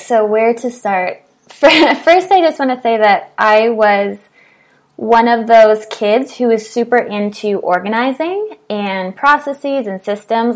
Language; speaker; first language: English; native; English